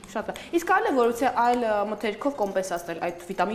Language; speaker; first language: Armenian; native; Armenian